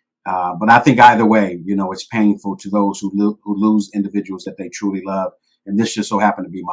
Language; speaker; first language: English; native; English